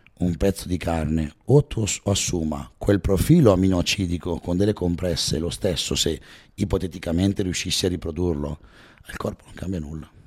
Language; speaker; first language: Italian; native; Italian